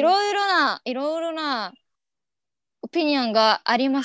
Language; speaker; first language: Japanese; non-native, learner; Arabic